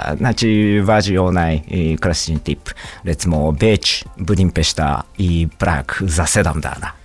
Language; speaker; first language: Serbian; non-native, fluent; Japanese